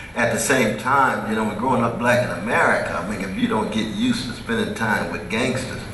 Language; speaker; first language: English; native; English